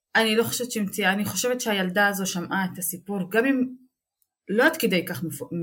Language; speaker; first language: Hebrew; non-native, local second language; Arabic